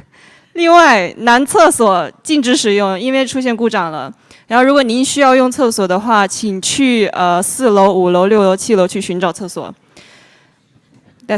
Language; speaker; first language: Chinese; native; Chinese